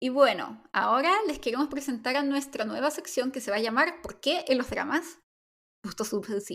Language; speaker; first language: Spanish; native; Spanish